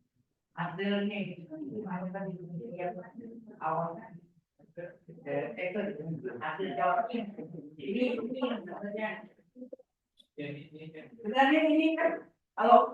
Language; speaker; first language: Indonesian; native; Indonesian